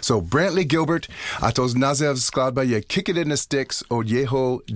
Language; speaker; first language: Czech; non-native, learner; English